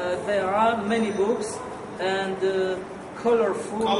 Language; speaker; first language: English; non-native, learner; Arabic